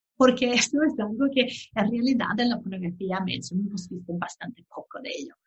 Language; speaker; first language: Spanish; non-native, fluent; Swedish